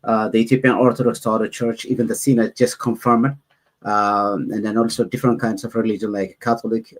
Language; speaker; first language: English; non-native, learner; Amharic